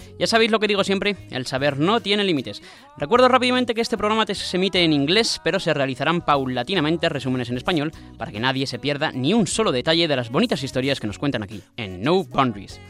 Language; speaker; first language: Spanish; native; Spanish